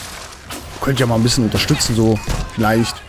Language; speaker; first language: German; native; German